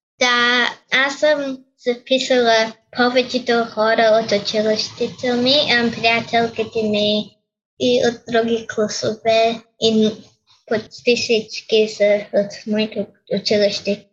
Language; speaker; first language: Bulgarian; early bilingual, heritage; Bulgarian